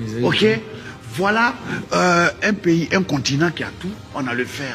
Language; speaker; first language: French; non-native, local second language; Dyula